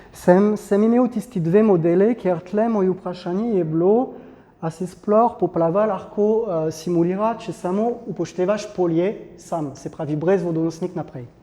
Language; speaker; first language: Slovenian; non-native, fluent; French